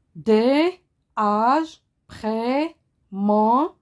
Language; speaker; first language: French; non-native, local second language; Arabic